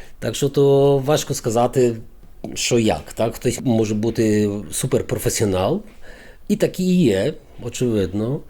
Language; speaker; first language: Ukrainian; native; Ukrainian